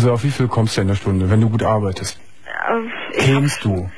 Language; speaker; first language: German; native; German